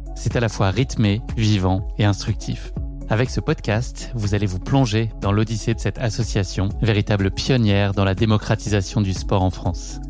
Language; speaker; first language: French; native; French